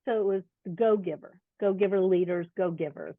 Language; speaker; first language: English; native; English